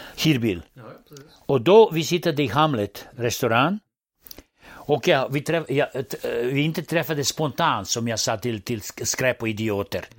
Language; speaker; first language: Swedish; non-native, fluent; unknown